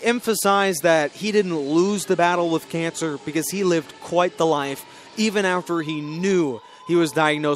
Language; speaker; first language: English; native; English